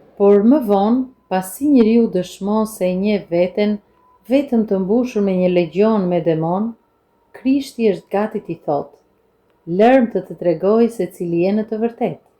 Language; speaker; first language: Albanian; non-native, fluent; English